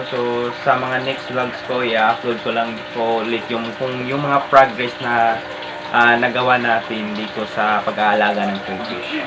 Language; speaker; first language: Filipino; non-native, local second language; Cebuano